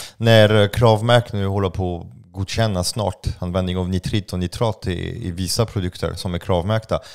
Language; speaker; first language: Swedish; non-native, fluent; French